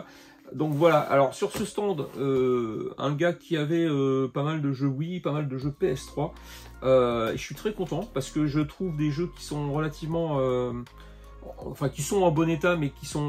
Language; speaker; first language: French; native; French